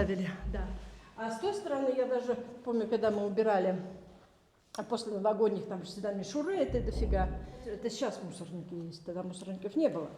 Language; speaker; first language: Russian; native; Russian